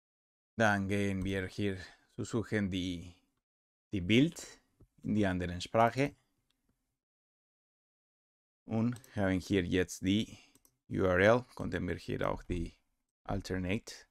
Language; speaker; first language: German; non-native, learner; Spanish